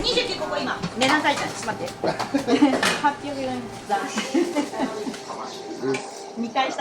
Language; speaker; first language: Japanese; native; Japanese